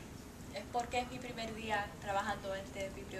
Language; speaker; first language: Spanish; non-native, learner; English